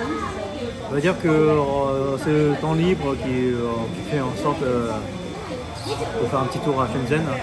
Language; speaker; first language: French; non-native, fluent; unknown